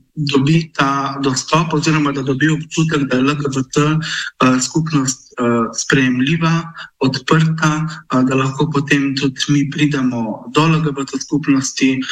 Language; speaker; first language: Slovenian; non-native, local second language; Romany